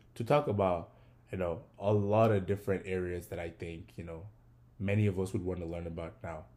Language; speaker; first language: English; non-native, local second language; Yoruba